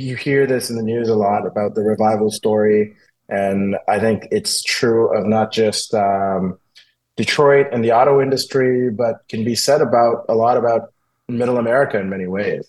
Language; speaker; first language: English; native; English